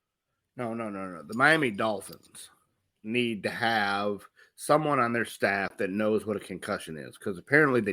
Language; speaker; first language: English; native; English